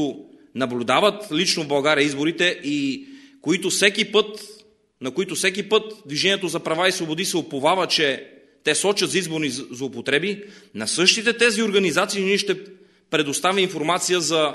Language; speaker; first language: Bulgarian; native; Bulgarian